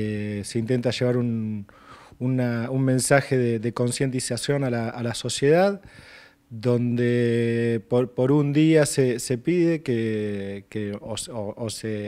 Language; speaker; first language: Spanish; native; Spanish